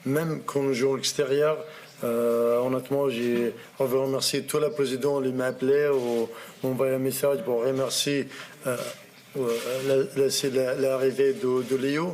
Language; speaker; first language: French; non-native, learner; Arabic